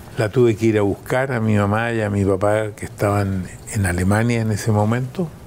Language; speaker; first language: Spanish; early bilingual, other home language; German